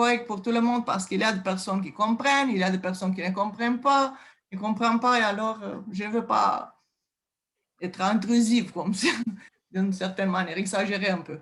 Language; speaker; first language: French; non-native, fluent; Romanian